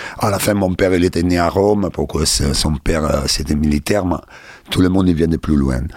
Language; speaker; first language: French; non-native, learner; Italian